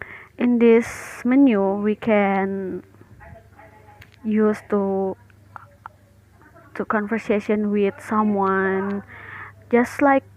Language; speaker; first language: English; non-native, learner; Indonesian